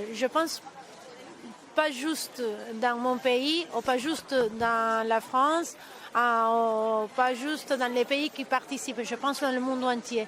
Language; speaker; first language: French; non-native, fluent; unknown